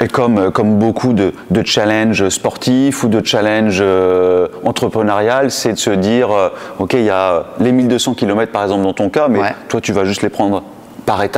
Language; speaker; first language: French; native; French